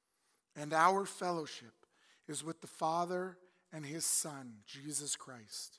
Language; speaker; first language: English; native; English